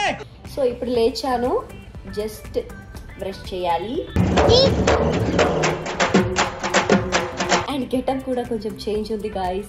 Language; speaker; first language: Telugu; non-native, local second language; Malayalam